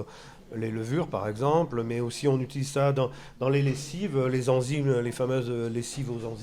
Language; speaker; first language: French; native; French